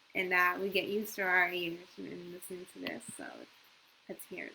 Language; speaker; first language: English; non-native, fluent; Japanese